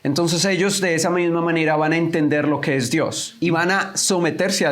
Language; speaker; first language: Spanish; native; Spanish